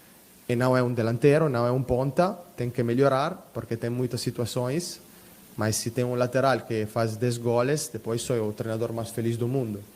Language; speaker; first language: Portuguese; non-native, fluent; Italian